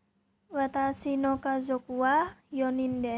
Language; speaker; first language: Japanese; non-native, learner; Indonesian